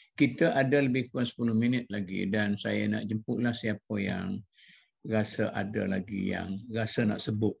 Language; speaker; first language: Malay; native; Malay